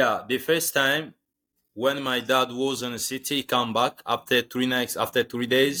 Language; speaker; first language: English; non-native, learner; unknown